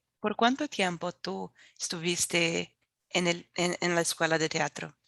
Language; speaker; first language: Spanish; non-native, fluent; Portuguese